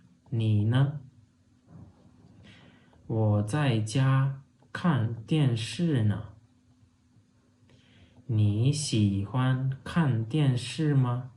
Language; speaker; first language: Chinese; non-native, fluent; Turkmen